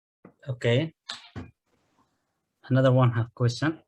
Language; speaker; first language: English; non-native, fluent; Arabic